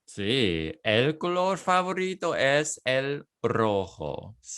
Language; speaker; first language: Spanish; non-native, fluent; English